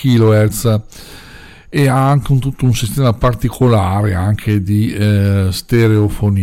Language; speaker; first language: Italian; native; Italian